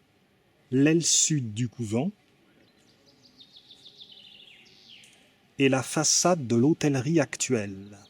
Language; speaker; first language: French; native; French